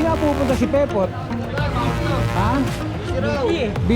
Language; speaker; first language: Filipino; native; Filipino